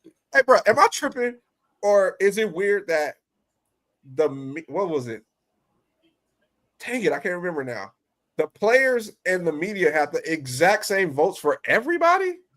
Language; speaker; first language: English; native; English